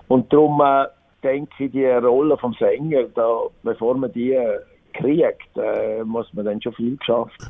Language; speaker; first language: German; native; German